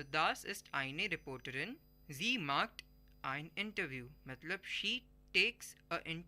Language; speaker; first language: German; non-native, learner; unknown